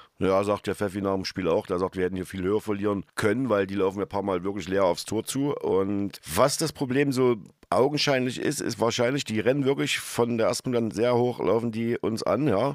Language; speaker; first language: German; native; German